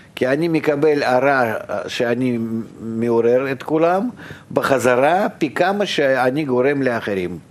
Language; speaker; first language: Hebrew; non-native, fluent; Russian